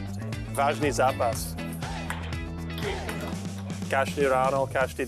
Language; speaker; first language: Czech; non-native, learner; English